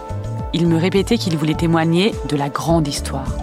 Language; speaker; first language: French; native; French